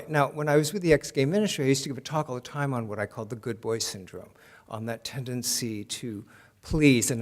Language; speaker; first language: English; native; English